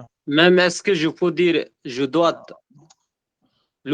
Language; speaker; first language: French; non-native, learner; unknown